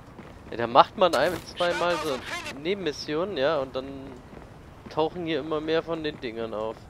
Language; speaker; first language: German; native; German